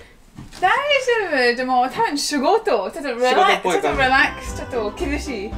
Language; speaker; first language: Japanese; non-native, learner; English